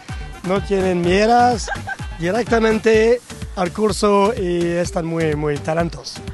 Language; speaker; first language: Spanish; non-native, learner; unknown